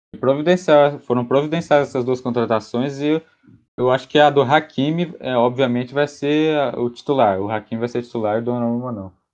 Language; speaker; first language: Portuguese; native; Portuguese